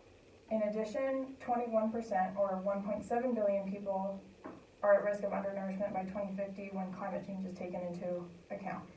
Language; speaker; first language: English; native; English